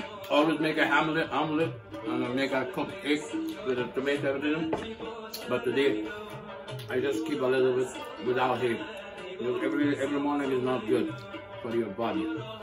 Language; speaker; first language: English; non-native, learner; Persian